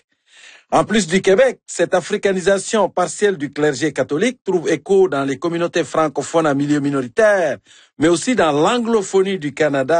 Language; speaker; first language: French; native; French